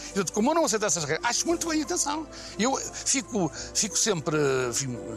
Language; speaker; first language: Portuguese; native; Portuguese